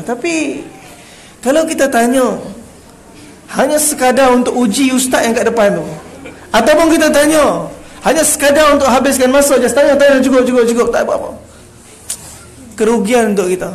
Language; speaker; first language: Malay; native; Malay